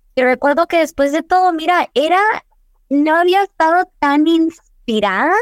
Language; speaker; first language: Spanish; early bilingual, heritage; Spanish